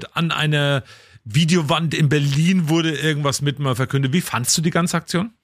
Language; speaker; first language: German; native; German